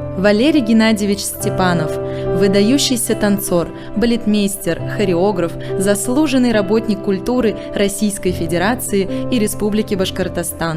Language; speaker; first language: Russian; native; Russian